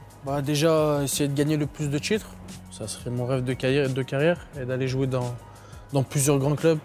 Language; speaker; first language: French; native; French